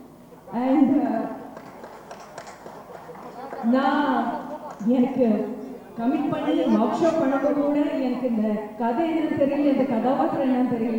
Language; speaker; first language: Tamil; non-native, learner; Malayalam